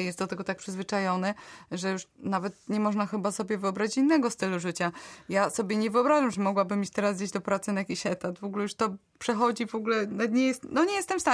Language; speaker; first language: Polish; native; Polish